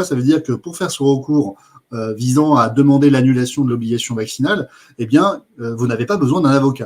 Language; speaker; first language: French; native; French